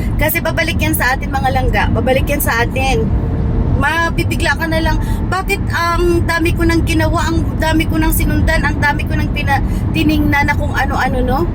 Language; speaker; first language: Filipino; non-native, local second language; Hiligaynon